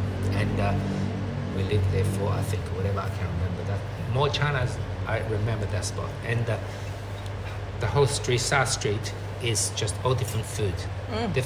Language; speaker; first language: English; non-native, learner; Chinese